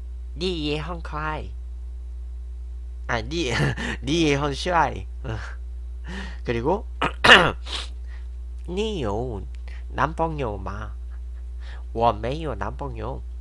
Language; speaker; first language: Chinese; non-native, learner; Korean